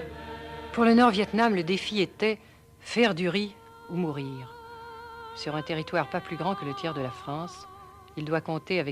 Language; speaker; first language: French; native; French